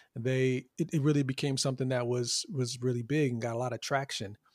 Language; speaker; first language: English; native; English